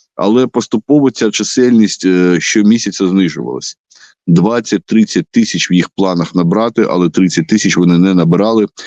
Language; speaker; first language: Ukrainian; non-native, local second language; Russian